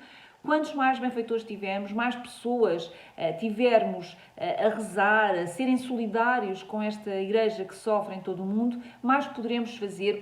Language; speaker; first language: Portuguese; native; Portuguese